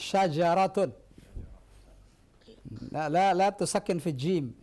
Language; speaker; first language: Arabic; non-native, fluent; Indonesian